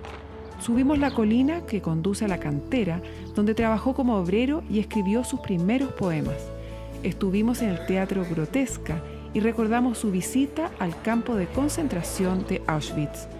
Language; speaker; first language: Spanish; native; Spanish